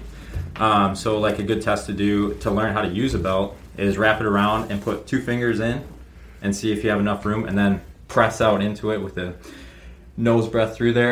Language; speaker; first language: English; native; English